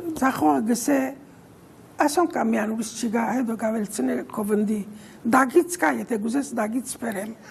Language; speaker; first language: Armenian; early bilingual, heritage; Armenian